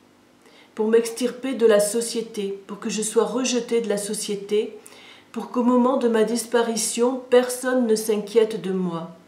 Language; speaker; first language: French; native; French